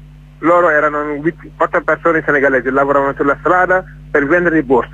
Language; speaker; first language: Italian; non-native, fluent; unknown